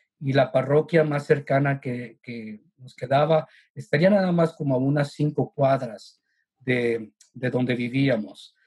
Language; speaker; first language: Spanish; native; Spanish